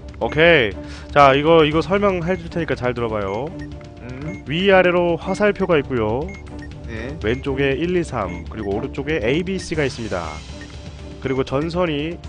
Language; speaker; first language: Korean; native; Korean